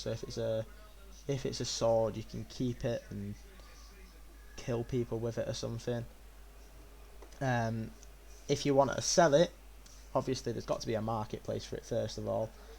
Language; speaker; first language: English; native; English